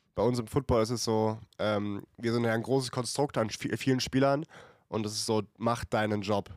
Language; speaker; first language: German; native; German